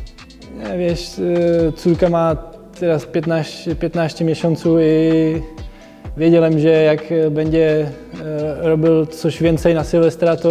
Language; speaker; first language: Polish; non-native, fluent; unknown